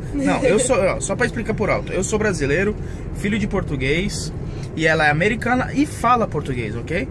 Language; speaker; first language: Portuguese; native; Portuguese